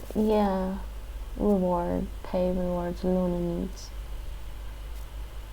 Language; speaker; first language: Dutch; non-native, learner; English